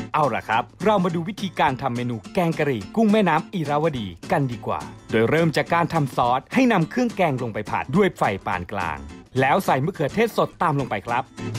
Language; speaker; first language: Thai; native; Thai